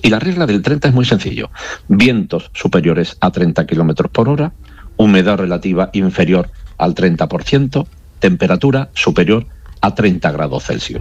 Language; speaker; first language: Spanish; native; Spanish